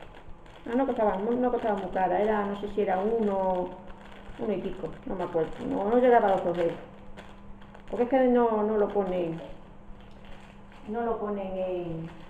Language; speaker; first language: Spanish; native; Spanish